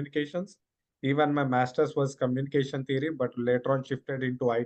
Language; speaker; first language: English; non-native, local second language; Telugu